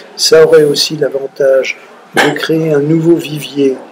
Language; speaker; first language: French; native; French